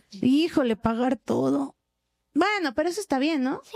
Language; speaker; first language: Spanish; native; Spanish